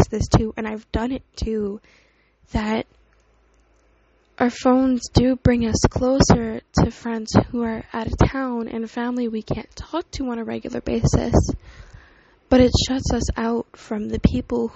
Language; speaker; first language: English; native; English